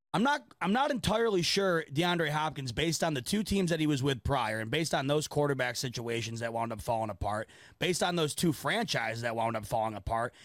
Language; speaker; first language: English; native; English